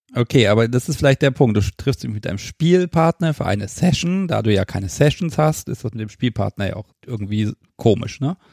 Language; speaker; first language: German; native; German